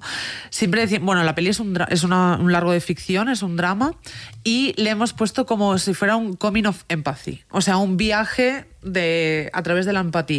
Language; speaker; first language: Spanish; native; Spanish